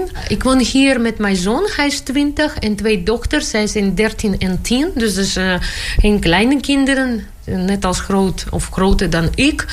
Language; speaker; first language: Dutch; non-native, learner; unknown